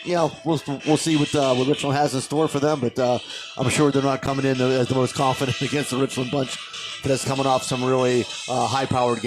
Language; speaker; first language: English; native; English